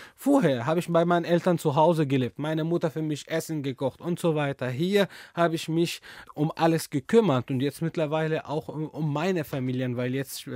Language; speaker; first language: German; non-native, fluent; Arabic